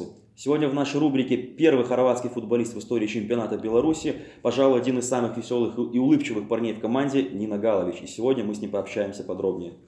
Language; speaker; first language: Russian; native; Russian